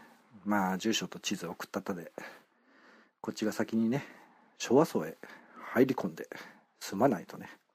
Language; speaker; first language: Japanese; native; Japanese